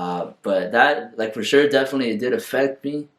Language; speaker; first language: English; native; English